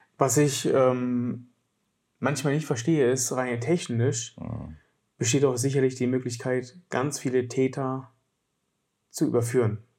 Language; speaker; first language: German; native; German